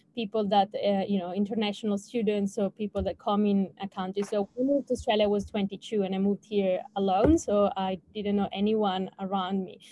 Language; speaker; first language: English; non-native, fluent; Italian